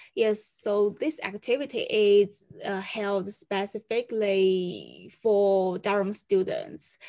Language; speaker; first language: English; non-native, fluent; Chinese